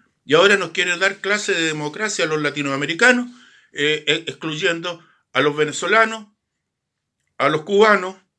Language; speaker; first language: Spanish; native; Spanish